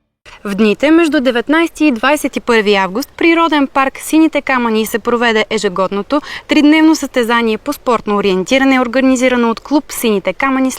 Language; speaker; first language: Bulgarian; native; Bulgarian